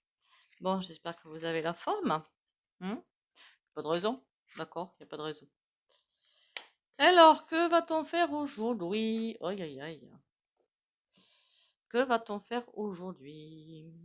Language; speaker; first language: French; native; French